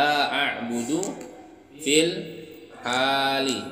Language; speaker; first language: Arabic; non-native, fluent; Indonesian